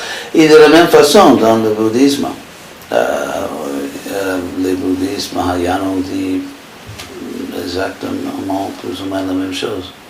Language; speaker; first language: French; non-native, fluent; English